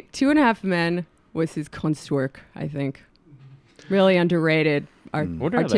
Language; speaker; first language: English; native; English